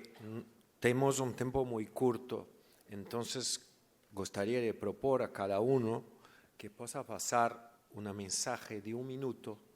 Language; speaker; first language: Spanish; non-native, learner; Portuguese